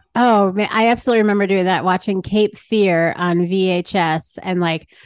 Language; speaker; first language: English; native; English